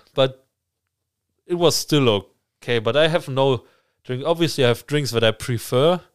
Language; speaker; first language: English; non-native, fluent; German